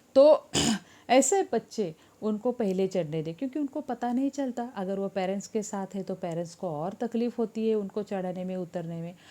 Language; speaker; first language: Hindi; non-native, local second language; Marathi